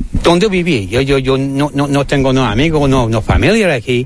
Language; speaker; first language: Spanish; non-native, learner; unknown